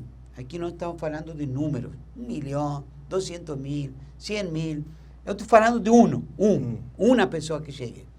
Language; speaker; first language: Portuguese; non-native, learner; Spanish